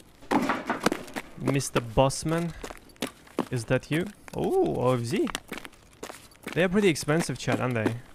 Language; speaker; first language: English; non-native, fluent; Russian